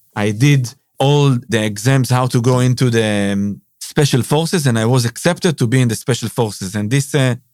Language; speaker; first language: English; non-native, fluent; Hebrew